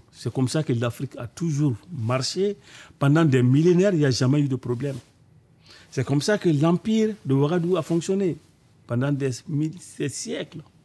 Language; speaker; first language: French; non-native, local second language; Bambara